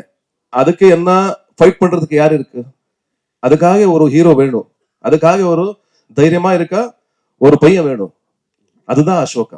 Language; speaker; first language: Tamil; non-native, learner; Kannada